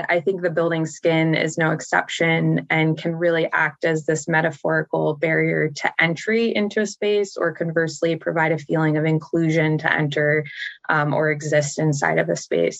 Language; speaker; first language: English; native; English